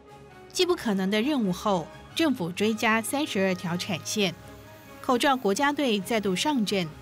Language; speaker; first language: Chinese; native; Chinese